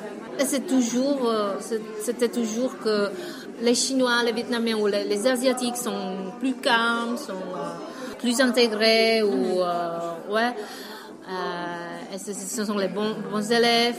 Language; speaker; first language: French; non-native, fluent; Vietnamese